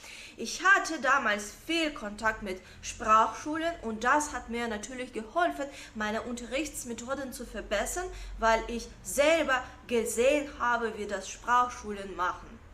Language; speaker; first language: German; non-native, fluent; Russian